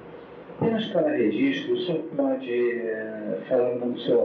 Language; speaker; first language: Portuguese; native; Portuguese